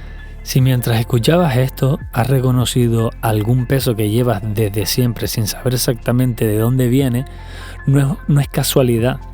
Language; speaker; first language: Spanish; native; Spanish